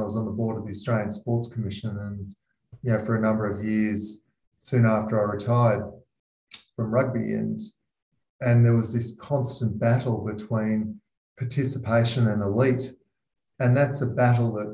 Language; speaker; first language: English; native; English